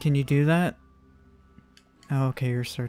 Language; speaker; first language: English; native; English